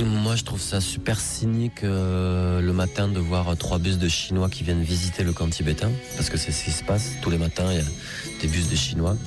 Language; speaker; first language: French; native; French